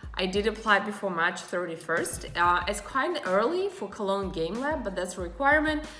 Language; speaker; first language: English; non-native, fluent; Russian